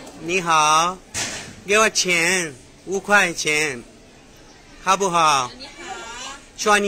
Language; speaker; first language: Chinese; non-native, learner; Pashto